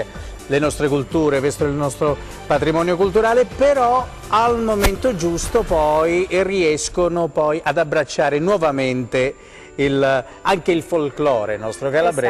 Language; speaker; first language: Italian; native; Italian